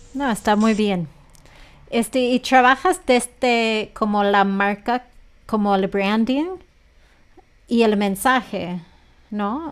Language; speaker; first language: Spanish; early bilingual, heritage; Spanish